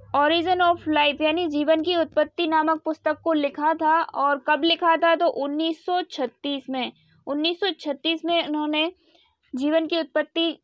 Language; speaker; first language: Hindi; native; Hindi